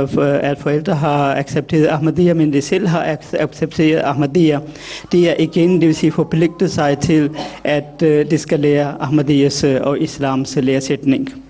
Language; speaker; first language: Danish; non-native, fluent; Urdu